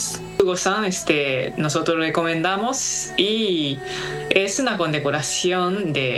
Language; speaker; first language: Spanish; non-native, fluent; Japanese